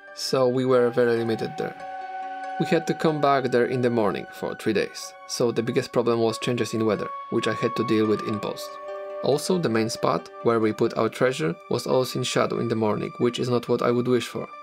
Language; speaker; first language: English; non-native, fluent; Polish